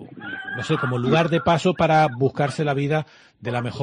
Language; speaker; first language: Spanish; native; Spanish